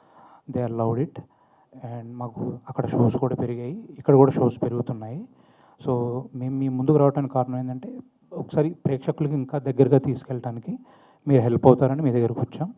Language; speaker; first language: Telugu; native; Telugu